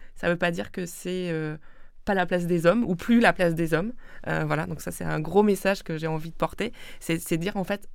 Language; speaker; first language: French; non-native, local second language; Swiss German